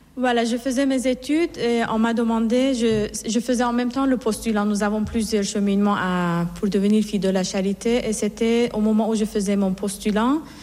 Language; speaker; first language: French; non-native, fluent; Persian